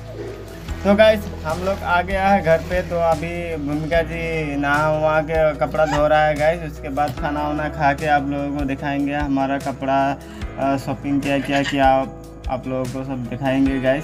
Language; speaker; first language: Hindi; non-native, local second language; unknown